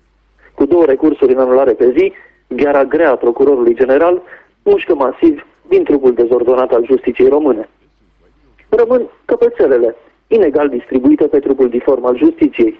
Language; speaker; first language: Romanian; native; Romanian